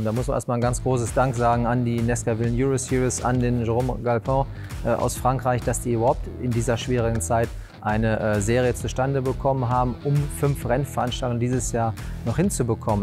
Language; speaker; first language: German; native; German